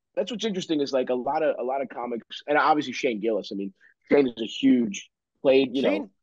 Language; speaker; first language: English; native; English